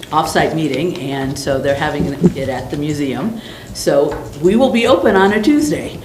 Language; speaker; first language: English; native; English